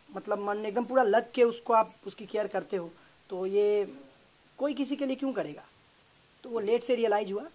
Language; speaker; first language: Hindi; native; Hindi